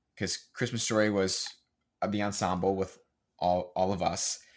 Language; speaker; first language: English; native; English